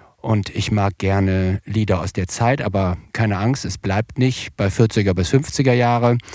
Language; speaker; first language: German; native; German